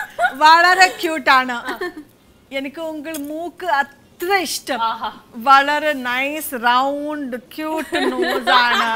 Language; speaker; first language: Malayalam; non-native, fluent; Kannada